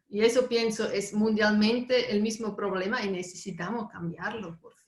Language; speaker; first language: Spanish; non-native, fluent; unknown